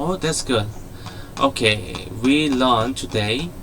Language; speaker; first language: English; non-native, learner; Korean